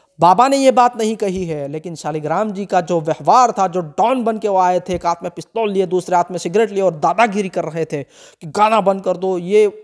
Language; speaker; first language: Hindi; non-native, local second language; Gujarati